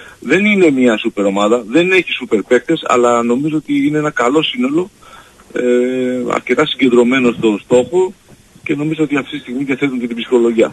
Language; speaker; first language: Greek; native; Greek